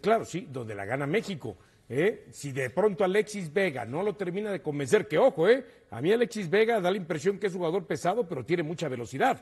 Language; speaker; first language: Spanish; native; Spanish